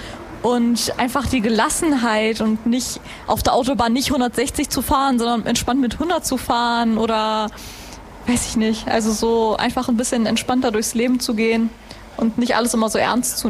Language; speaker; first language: German; early bilingual, other home language; Greek